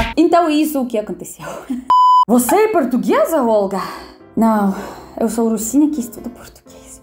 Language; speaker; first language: Portuguese; non-native, fluent; Russian